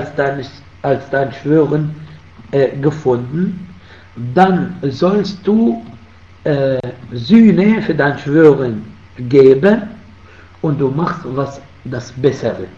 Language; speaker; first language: German; non-native, fluent; Arabic